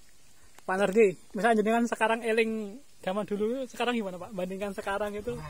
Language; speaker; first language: Indonesian; native; Indonesian